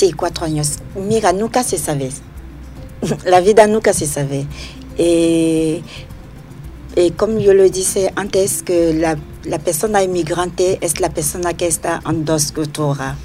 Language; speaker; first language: Spanish; non-native, learner; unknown